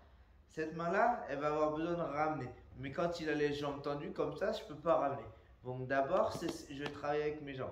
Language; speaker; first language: French; native; French